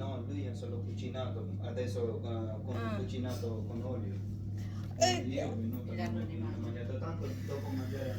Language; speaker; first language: Italian; non-native, learner; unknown